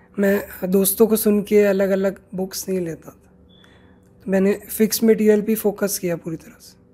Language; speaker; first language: Hindi; native; Hindi